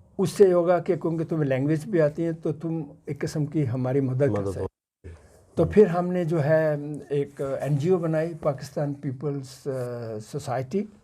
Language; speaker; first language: Urdu; non-native, local second language; Punjabi